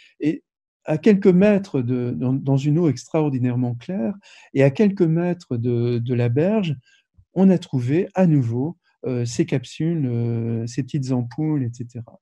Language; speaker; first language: French; native; French